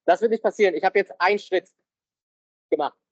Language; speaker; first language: German; native; German